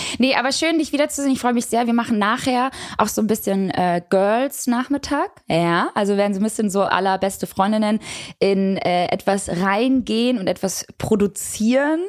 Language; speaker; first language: German; early bilingual, other home language; Albanian